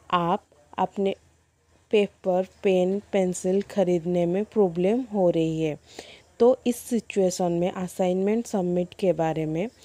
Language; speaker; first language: Hindi; non-native, local second language; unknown